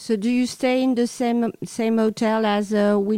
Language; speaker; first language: English; non-native, fluent; French